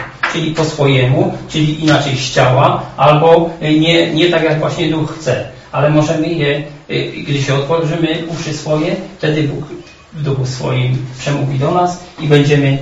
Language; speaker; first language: Polish; native; Polish